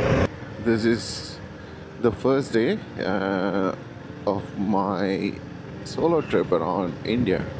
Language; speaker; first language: English; non-native, local second language; Malayalam